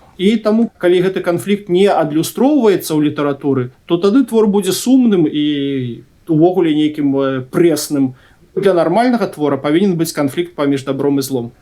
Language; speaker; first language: Belarusian; native; Belarusian